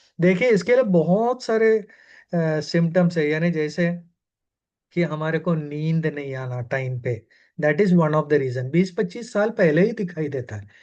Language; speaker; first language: Hindi; non-native, local second language; Malayalam